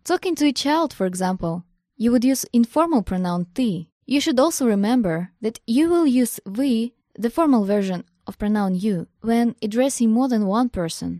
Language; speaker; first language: English; non-native, fluent; Russian